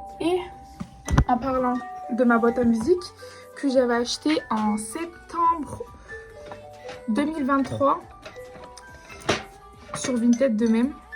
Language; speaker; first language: French; native; French